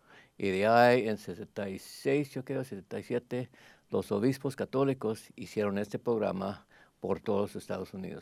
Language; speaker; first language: Spanish; early bilingual, heritage; Spanish